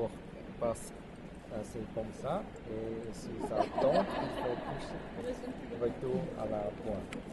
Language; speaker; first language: French; non-native, fluent; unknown